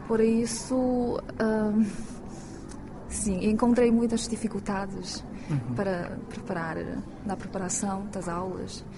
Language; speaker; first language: Portuguese; non-native, fluent; Chinese